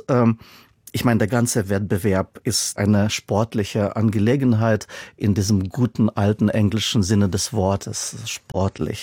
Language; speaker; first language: German; non-native, fluent; Russian